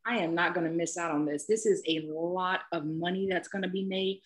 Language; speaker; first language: English; native; English